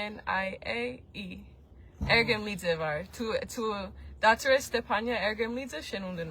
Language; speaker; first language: Georgian; early bilingual, heritage; Georgian